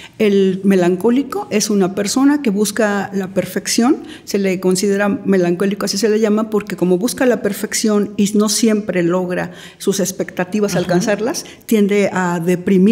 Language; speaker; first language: Spanish; native; Spanish